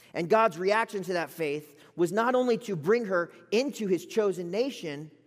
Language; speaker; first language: English; native; English